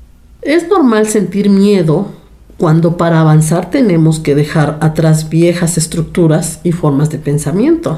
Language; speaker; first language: Spanish; native; Spanish